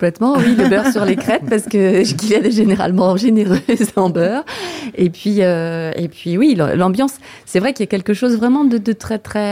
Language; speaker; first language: French; native; French